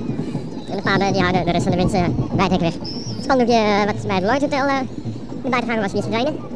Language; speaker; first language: Dutch; native; Dutch